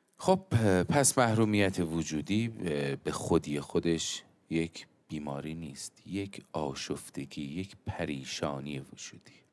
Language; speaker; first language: Persian; native; Persian